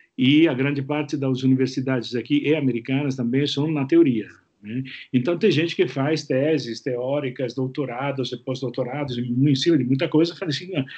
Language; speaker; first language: Portuguese; non-native, fluent; Italian